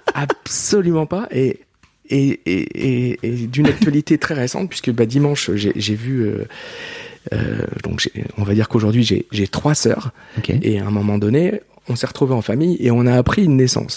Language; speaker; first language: French; native; French